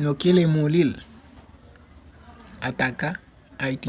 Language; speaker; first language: Spanish; non-native, learner; Haitian Creole